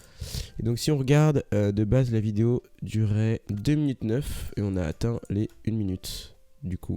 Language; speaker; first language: French; native; French